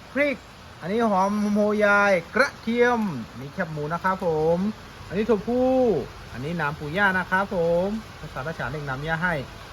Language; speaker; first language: Thai; non-native, local second language; Shan